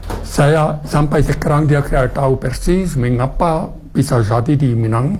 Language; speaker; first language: Indonesian; non-native, fluent; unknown